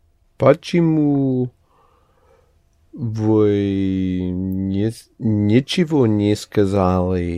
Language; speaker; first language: Russian; non-native, learner; English